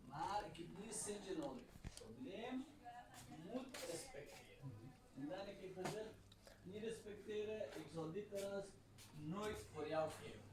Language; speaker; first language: Dutch; non-native, learner; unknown